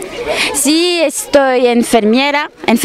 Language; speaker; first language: Spanish; non-native, learner; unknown